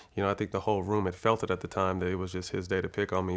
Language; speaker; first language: English; native; English